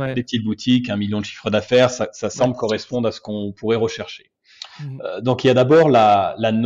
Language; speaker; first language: French; native; French